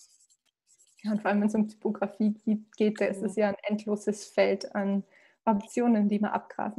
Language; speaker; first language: German; native; German